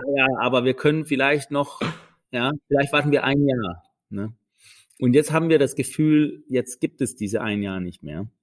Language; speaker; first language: German; non-native, fluent; Danish